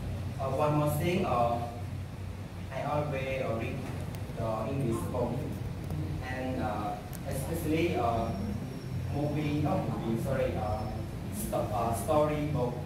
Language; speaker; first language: English; non-native, learner; Khmer